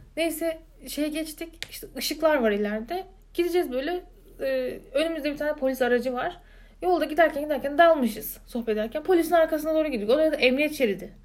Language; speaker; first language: Turkish; native; Turkish